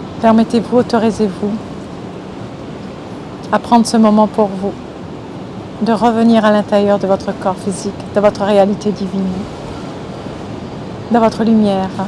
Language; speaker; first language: French; native; French